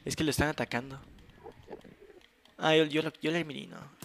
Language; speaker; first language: Spanish; native; Spanish